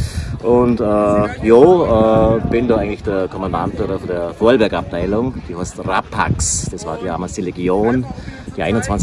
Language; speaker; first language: German; native; German